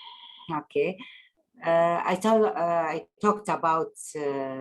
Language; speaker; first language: English; non-native, learner; Arabic